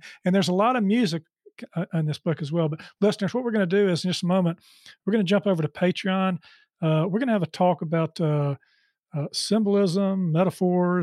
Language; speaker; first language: English; native; English